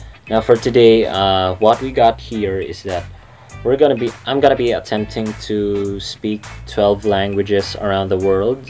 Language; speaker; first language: English; non-native, local second language; Cebuano